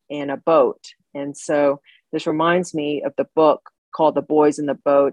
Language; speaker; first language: English; early bilingual, other home language; Chinese